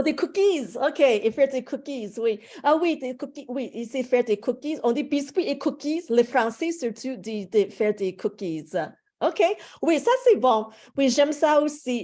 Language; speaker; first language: French; non-native, fluent; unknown